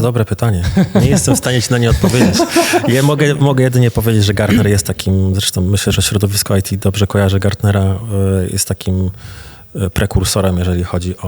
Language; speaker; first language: Polish; native; Polish